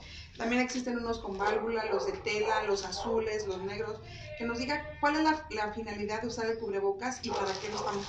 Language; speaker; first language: Spanish; native; Spanish